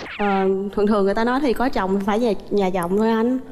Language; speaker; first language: Vietnamese; native; Vietnamese